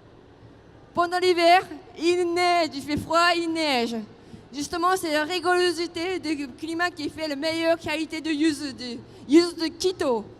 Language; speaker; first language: French; non-native, fluent; Japanese